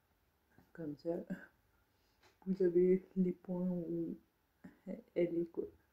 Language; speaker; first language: French; native; French